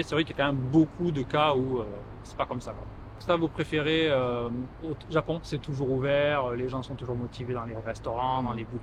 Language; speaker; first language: French; native; French